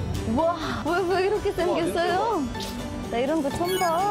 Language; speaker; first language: Korean; non-native, learner; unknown